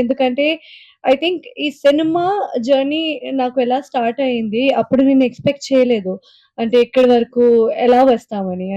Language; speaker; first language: Telugu; non-native, fluent; Hindi